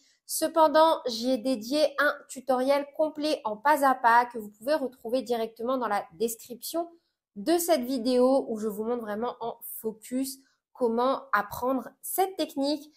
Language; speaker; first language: French; native; French